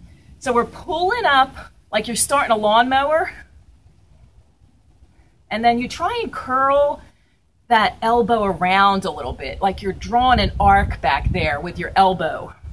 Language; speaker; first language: English; native; English